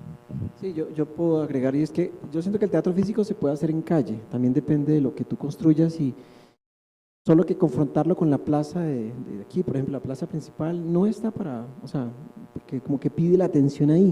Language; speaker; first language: Spanish; native; Spanish